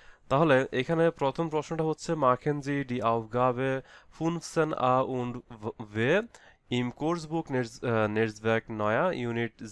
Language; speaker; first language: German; non-native, learner; Bangla